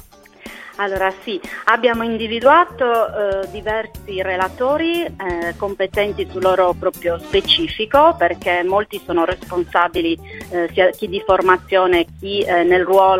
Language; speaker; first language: Italian; native; Italian